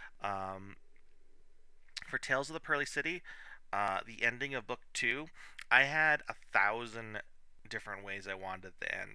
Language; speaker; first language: English; native; English